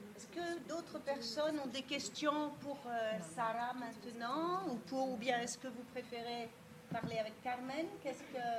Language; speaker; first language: French; native; French